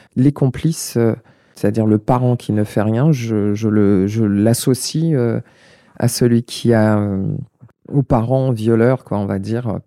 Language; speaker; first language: French; native; French